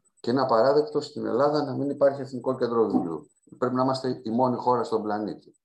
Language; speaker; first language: Greek; native; Greek